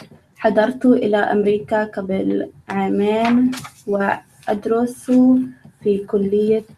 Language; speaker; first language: Arabic; non-native, learner; English